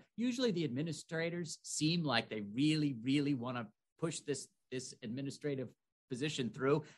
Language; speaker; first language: English; native; English